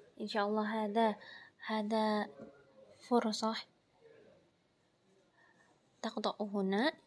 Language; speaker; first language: Arabic; non-native, learner; Indonesian